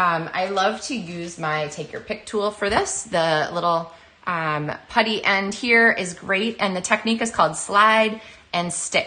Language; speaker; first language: English; native; English